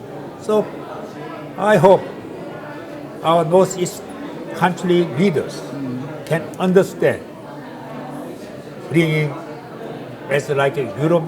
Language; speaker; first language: English; non-native, learner; Korean